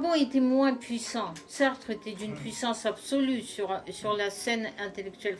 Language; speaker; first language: French; non-native, fluent; Russian